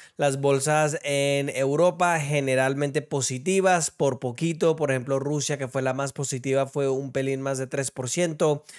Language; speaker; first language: Spanish; early bilingual, heritage; Spanish